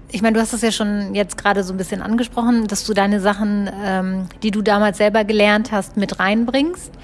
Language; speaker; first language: German; native; German